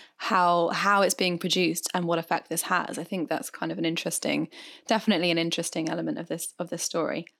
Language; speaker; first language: English; native; English